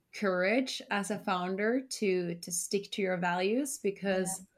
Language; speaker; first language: English; early bilingual, heritage; Spanish